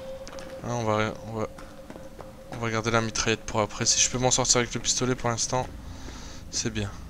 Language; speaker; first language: French; native; French